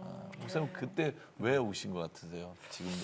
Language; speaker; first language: Korean; native; Korean